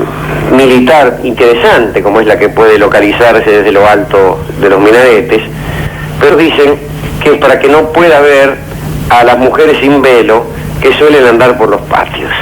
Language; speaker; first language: Spanish; native; Spanish